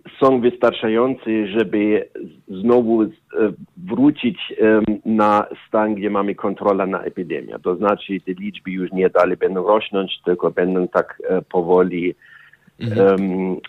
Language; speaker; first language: Polish; non-native, learner; German